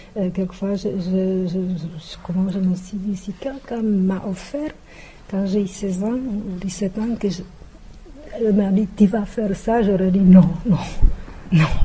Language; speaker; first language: French; non-native, fluent; Czech